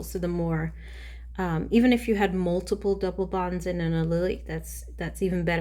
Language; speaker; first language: English; native; English